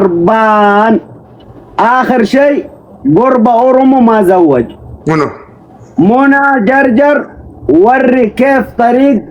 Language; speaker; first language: Arabic; non-native, learner; Oromo